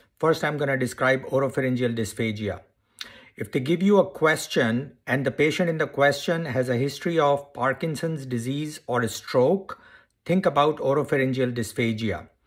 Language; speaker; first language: English; native; English